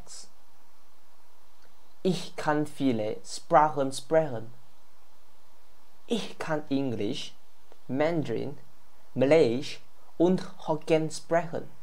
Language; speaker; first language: German; non-native, learner; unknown